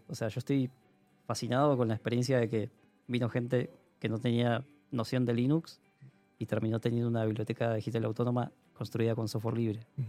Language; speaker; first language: Spanish; native; Spanish